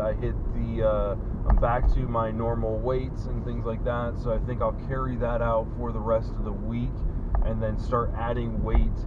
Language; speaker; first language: English; native; English